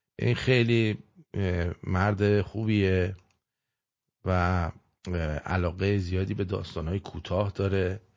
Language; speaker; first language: Persian; native; Persian